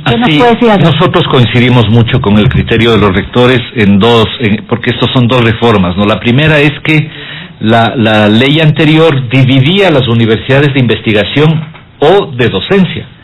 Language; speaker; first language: Spanish; native; Spanish